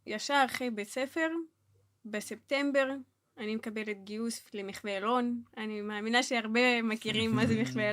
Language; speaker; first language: Hebrew; non-native, fluent; Russian